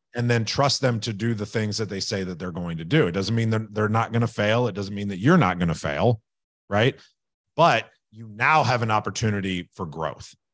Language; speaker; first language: English; native; English